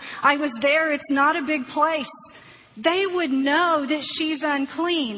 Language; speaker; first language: English; native; English